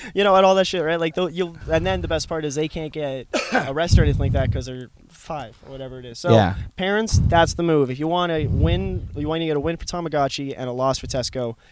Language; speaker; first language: English; native; English